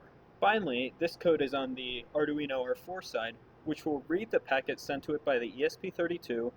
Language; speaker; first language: English; native; English